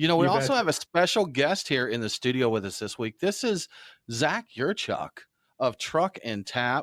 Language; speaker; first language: English; native; English